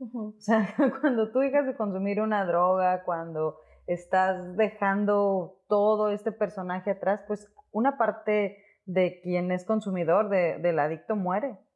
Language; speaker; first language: Spanish; native; Spanish